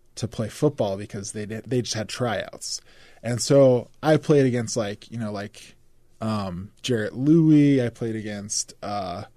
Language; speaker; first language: English; native; English